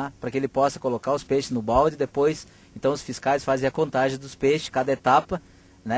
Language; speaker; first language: Portuguese; native; Portuguese